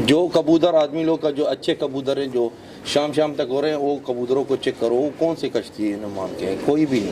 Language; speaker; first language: Hindi; non-native, learner; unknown